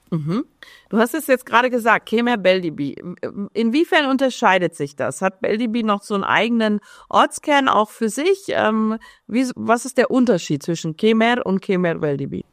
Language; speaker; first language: German; native; German